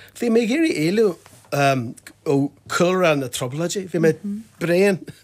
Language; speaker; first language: Irish; non-native, local second language; English